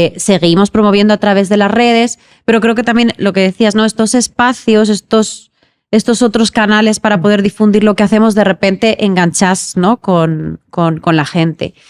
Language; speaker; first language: Spanish; native; Spanish